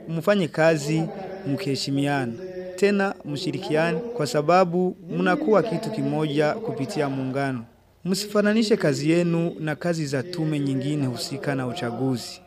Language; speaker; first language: Swahili; non-native, local second language; Rundi